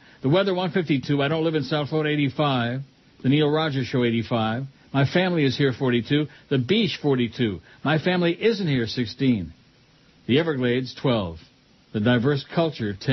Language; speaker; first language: English; native; English